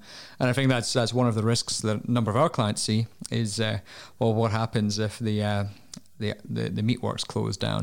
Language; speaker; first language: English; native; English